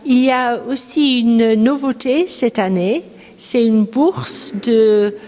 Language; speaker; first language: French; non-native, fluent; English